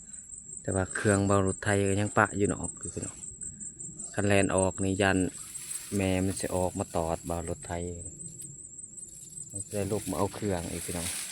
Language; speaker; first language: Thai; non-native, local second language; Northeastern Thai